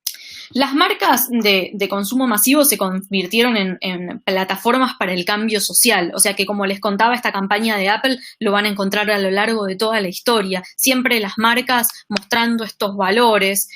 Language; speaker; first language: Spanish; native; Spanish